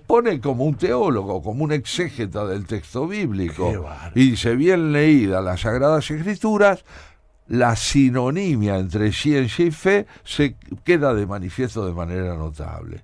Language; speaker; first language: Spanish; native; Spanish